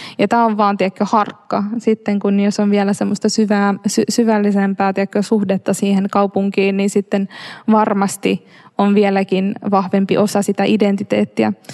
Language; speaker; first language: Finnish; early bilingual, other home language; Arabic